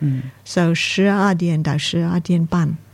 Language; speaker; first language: Chinese; non-native, learner; English